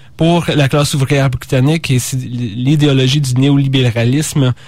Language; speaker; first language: French; native; French